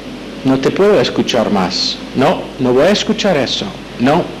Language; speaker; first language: Spanish; non-native, fluent; English